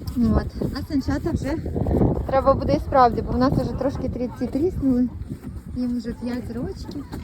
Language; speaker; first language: Ukrainian; native; Ukrainian